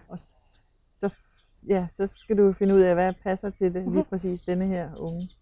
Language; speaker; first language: Danish; native; Danish